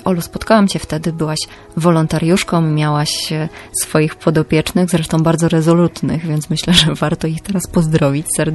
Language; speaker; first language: Polish; native; Polish